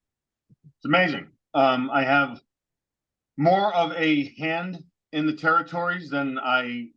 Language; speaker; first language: English; native; English